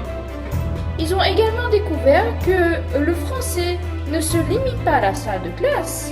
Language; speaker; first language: French; non-native, fluent; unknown